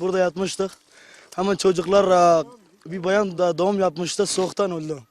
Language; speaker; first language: Turkish; non-native, learner; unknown